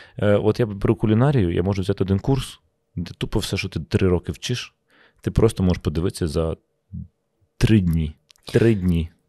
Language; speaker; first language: Ukrainian; native; Ukrainian